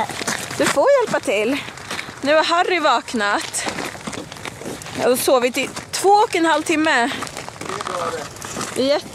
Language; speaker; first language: Swedish; native; Swedish